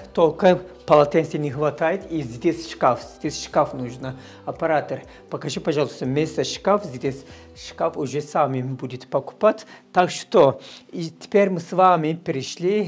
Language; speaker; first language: Russian; non-native, learner; Turkish